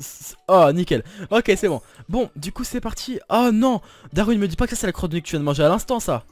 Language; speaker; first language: French; native; French